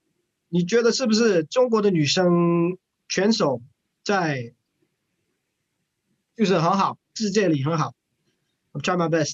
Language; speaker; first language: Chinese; early bilingual, heritage; English